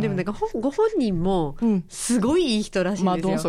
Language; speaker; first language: Japanese; native; Japanese